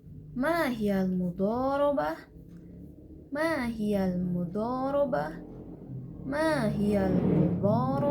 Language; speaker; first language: Arabic; non-native, learner; Indonesian